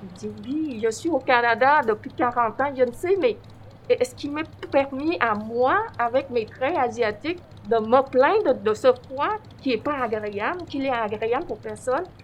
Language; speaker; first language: French; non-native, fluent; Vietnamese